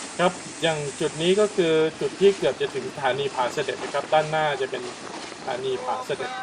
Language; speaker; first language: Thai; native; Thai